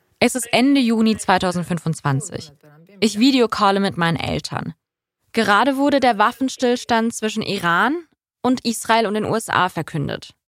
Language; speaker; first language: German; early bilingual, other home language; Persian